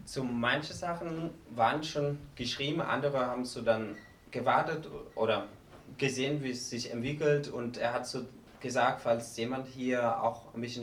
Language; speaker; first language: German; non-native, fluent; Spanish